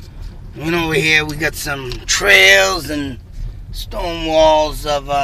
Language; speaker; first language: English; native; English